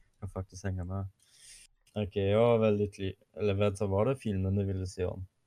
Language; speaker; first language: Swedish; non-native, fluent; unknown